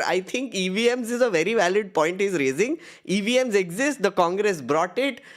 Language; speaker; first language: English; non-native, local second language; Hindi